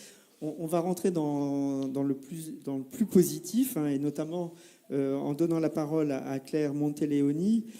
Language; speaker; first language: French; native; French